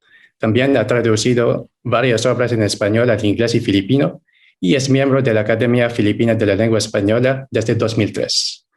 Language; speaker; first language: Spanish; non-native, fluent; Filipino